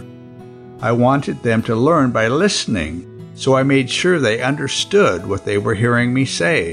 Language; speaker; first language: English; non-native, local second language; Yoruba